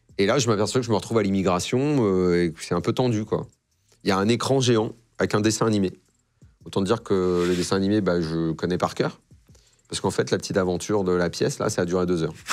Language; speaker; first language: French; native; French